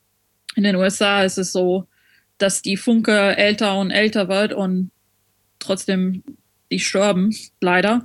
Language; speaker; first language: German; non-native, learner; French